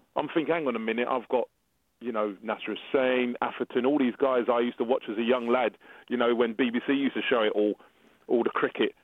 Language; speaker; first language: English; native; English